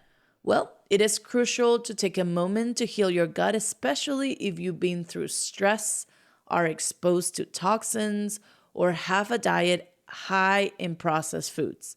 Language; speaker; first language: English; non-native, fluent; Spanish